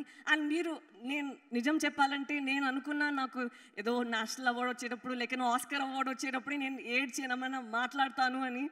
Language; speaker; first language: Telugu; non-native, learner; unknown